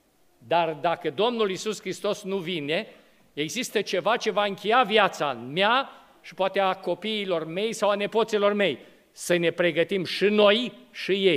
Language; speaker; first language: Romanian; native; Romanian